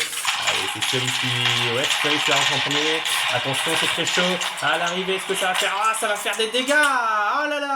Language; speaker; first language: French; native; French